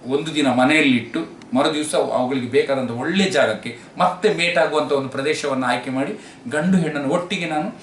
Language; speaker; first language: Kannada; native; Kannada